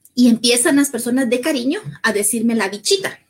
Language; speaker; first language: Spanish; native; Spanish